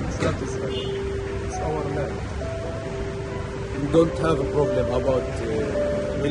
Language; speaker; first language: English; non-native, learner; Arabic